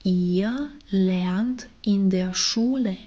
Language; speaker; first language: German; non-native, fluent; Bulgarian